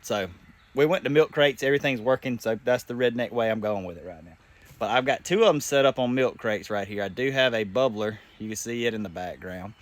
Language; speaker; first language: English; native; English